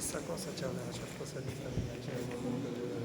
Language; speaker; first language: Italian; non-native, learner; Ukrainian